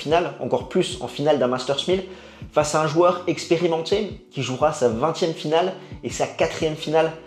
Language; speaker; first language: French; native; French